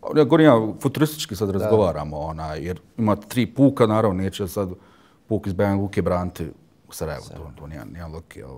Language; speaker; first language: Bosnian; early bilingual, heritage; Bosnian